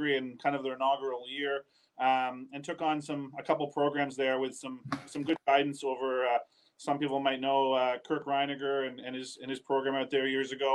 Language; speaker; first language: English; native; English